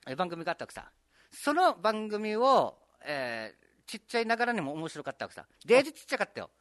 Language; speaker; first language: Japanese; native; Japanese